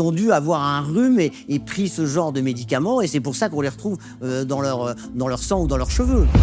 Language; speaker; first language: French; native; French